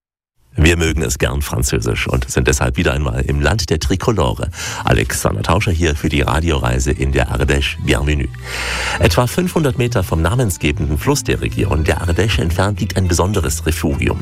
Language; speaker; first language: German; native; German